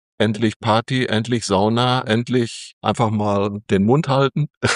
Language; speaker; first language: German; native; German